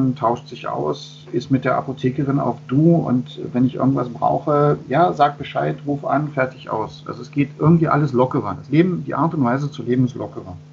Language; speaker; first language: German; native; German